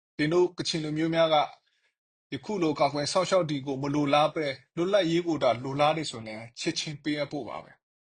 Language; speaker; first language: Burmese; non-native, local second language; Kachin